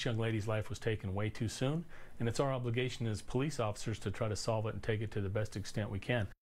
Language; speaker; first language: English; native; English